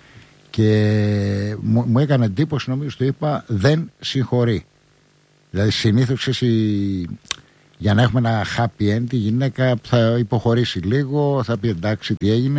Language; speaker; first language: Greek; native; Greek